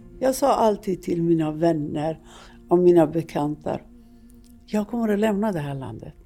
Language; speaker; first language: Swedish; non-native, fluent; Persian